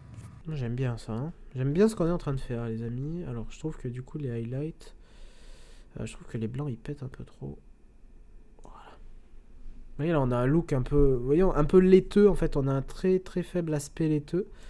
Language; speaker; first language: French; native; French